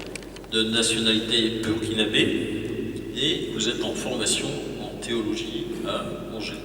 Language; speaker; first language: French; native; French